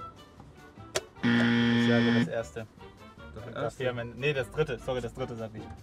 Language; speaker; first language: German; native; German